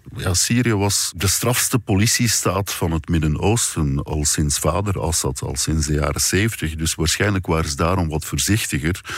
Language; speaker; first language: Dutch; native; Dutch